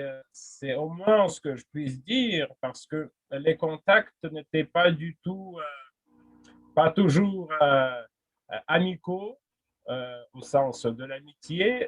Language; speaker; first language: French; non-native, fluent; Russian